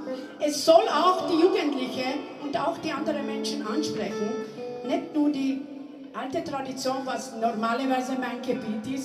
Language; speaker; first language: German; non-native, local second language; Romany